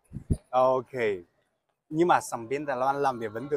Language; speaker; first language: Vietnamese; non-native, fluent; Chinese